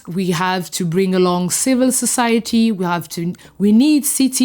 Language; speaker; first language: English; non-native, fluent; French